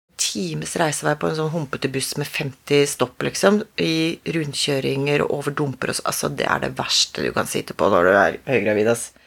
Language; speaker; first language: Norwegian; native; Norwegian